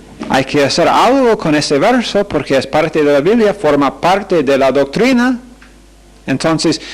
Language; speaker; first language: Spanish; non-native, fluent; English